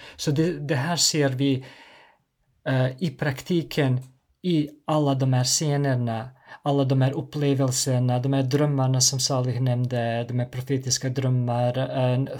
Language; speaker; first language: Swedish; non-native, fluent; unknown